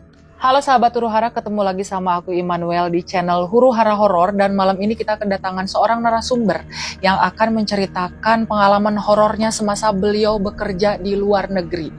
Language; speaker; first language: Indonesian; native; Indonesian